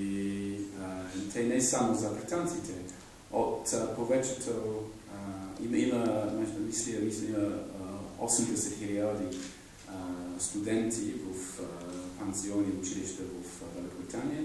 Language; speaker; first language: Bulgarian; non-native, fluent; English